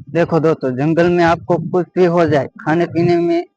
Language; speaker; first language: Hindi; non-native, local second language; Gujarati